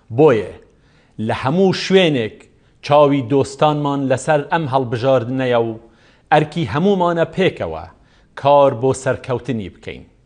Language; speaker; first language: Central Kurdish; non-native, local second language; Kurdish